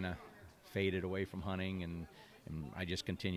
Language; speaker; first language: English; native; English